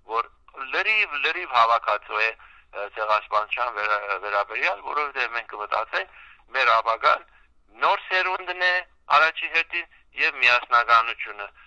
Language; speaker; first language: Armenian; early bilingual, heritage; Armenian